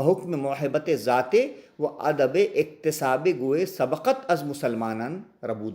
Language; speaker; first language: Persian; non-native, local second language; Urdu